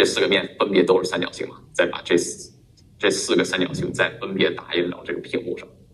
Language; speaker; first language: Chinese; native; Chinese